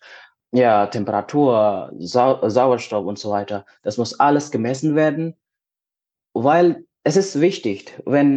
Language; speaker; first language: German; non-native, fluent; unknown